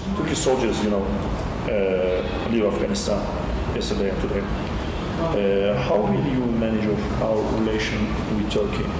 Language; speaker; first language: English; non-native, learner; Turkish